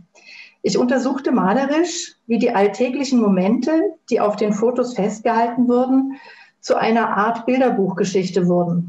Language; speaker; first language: German; native; German